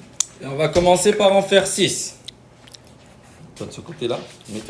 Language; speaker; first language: French; native; French